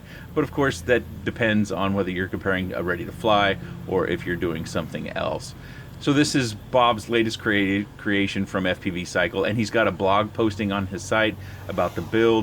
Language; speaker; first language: English; native; English